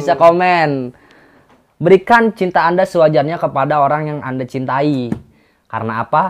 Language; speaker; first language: Indonesian; non-native, local second language; Sundanese